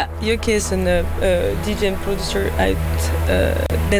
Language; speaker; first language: Dutch; non-native, learner; French